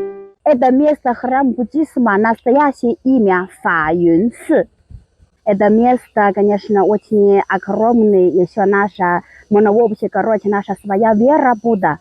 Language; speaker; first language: Russian; non-native, learner; Chinese